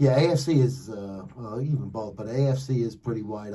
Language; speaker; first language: English; native; English